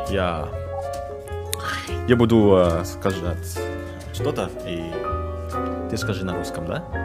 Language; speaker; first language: Russian; non-native, learner; Indonesian